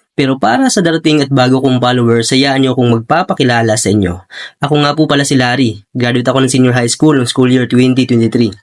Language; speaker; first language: Filipino; non-native, local second language; Cebuano